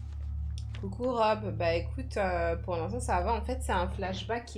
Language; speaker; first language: French; native; French